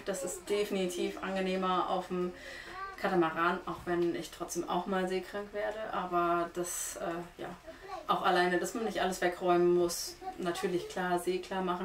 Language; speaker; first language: German; native; German